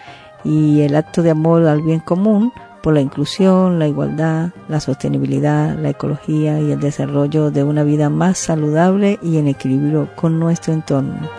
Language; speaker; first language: Spanish; native; Spanish